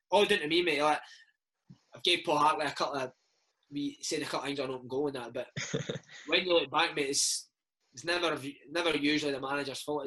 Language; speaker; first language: English; native; English